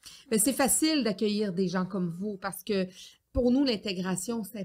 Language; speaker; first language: French; native; French